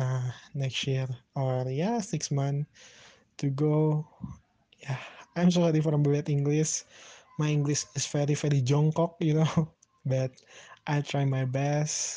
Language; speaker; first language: English; non-native, learner; Indonesian